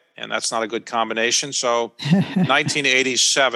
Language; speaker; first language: English; native; English